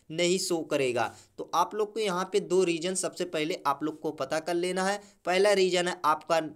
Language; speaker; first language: Hindi; native; Hindi